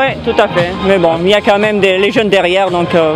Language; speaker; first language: French; native; French